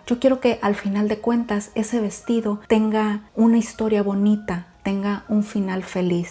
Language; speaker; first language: Spanish; native; Spanish